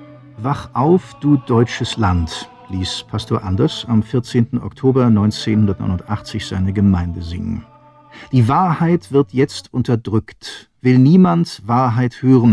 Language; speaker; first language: German; native; German